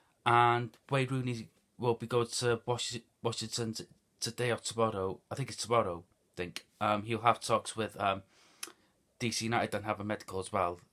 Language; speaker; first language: English; native; English